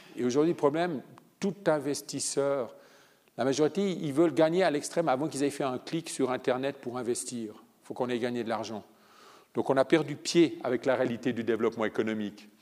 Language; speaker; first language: French; early bilingual, other home language; Italian